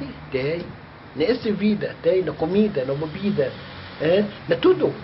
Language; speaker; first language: Portuguese; non-native, learner; Arabic